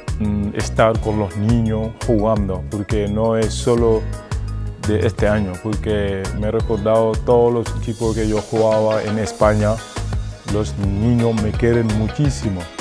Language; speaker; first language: Spanish; non-native, fluent; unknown